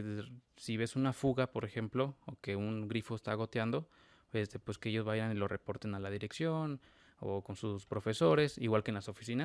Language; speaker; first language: Spanish; native; Spanish